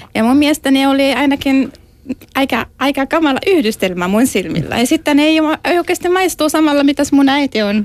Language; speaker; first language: Finnish; non-native, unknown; Arabic